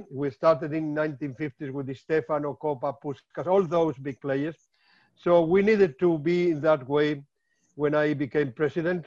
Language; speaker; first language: English; non-native, fluent; Spanish